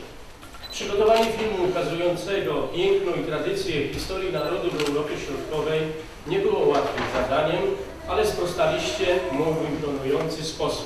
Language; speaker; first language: Polish; native; Polish